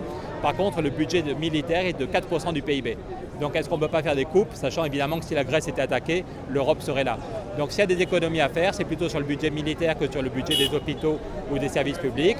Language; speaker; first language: French; native; French